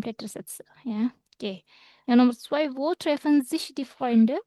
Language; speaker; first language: German; non-native, fluent; Indonesian